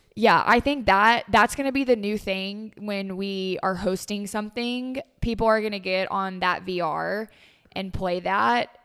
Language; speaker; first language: English; native; English